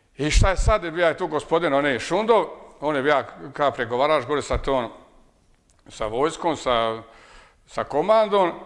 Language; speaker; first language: Croatian; native; Croatian